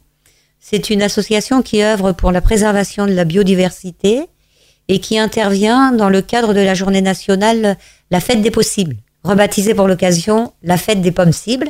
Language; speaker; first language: French; native; French